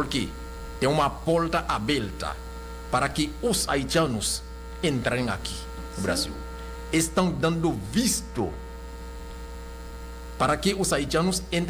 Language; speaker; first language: Portuguese; non-native, local second language; Haitian Creole